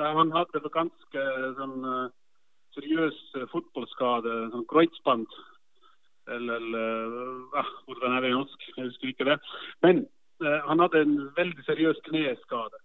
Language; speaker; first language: Norwegian; non-native, fluent; Estonian